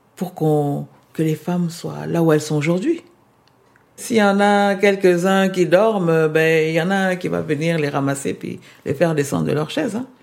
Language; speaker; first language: French; non-native, local second language; Lingala